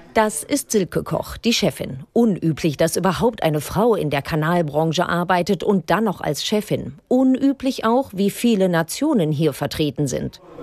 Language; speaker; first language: German; native; German